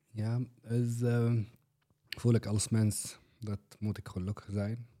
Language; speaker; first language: Dutch; non-native, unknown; Arabic